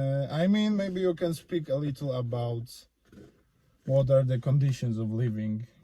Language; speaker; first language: English; non-native, fluent; Polish